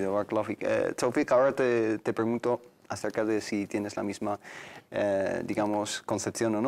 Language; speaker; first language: Spanish; native; Spanish